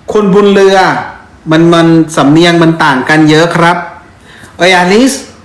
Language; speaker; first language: Thai; non-native, fluent; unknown